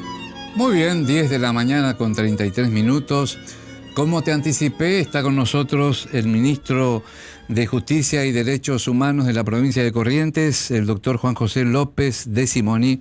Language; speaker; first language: Spanish; native; Spanish